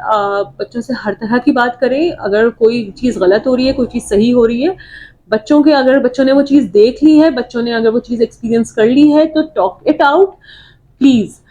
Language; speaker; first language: Urdu; native; Urdu